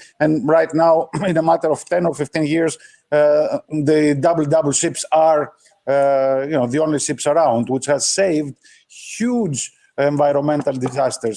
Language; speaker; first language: English; non-native, fluent; Greek